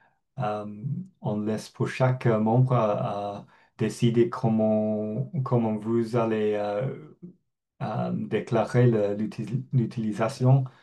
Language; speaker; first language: French; non-native, fluent; English